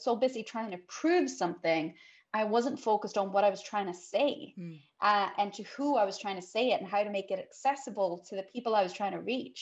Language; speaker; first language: English; non-native, fluent; Swedish